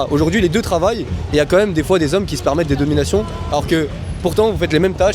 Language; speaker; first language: French; native; French